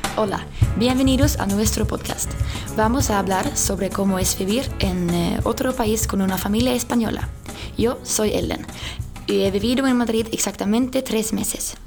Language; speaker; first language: Spanish; non-native, learner; Swedish